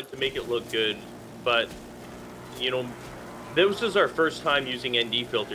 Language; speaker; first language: English; native; English